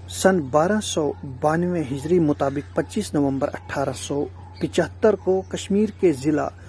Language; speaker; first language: Urdu; native; Urdu